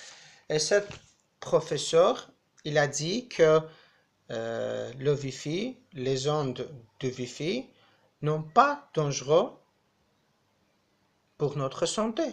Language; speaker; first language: French; non-native, fluent; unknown